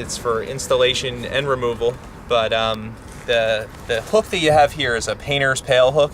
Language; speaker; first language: English; native; English